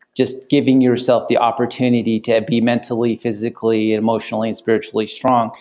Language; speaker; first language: English; native; English